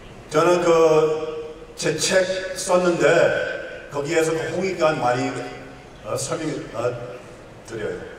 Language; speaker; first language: Korean; early bilingual, heritage; Korean